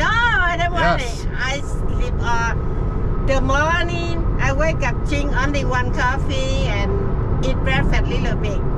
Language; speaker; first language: English; non-native, learner; Vietnamese